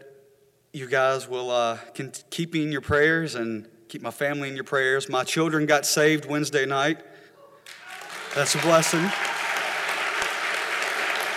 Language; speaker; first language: English; native; English